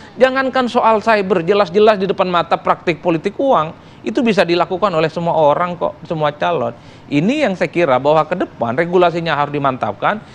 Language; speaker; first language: Indonesian; non-native, local second language; Madurese